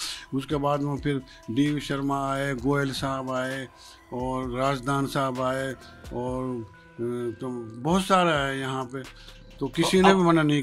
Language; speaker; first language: Hindi; native; Hindi